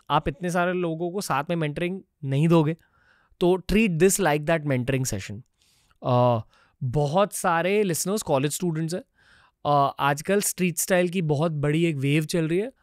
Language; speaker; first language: Hindi; native; Hindi